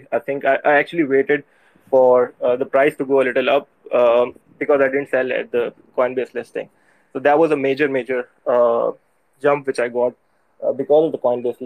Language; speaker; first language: English; non-native, local second language; Urdu